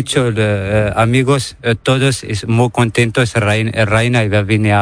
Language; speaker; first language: Spanish; non-native, learner; Arabic